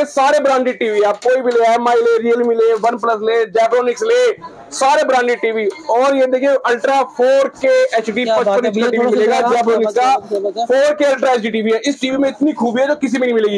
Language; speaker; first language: Hindi; native; Hindi